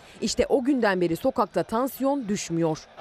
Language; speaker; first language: Turkish; native; Turkish